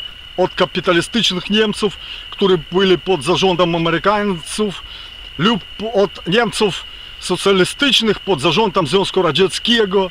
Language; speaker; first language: Polish; non-native, fluent; Ukrainian